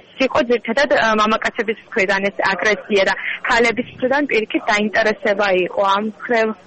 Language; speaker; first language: Georgian; non-native, local second language; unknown